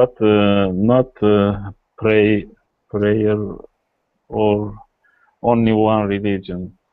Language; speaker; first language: English; non-native, learner; Kurdish